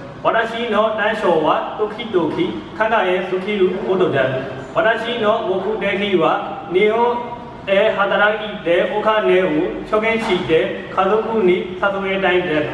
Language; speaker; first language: Japanese; non-native, learner; Burmese